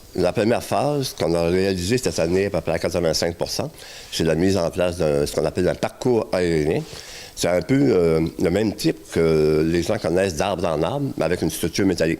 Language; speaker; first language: French; native; French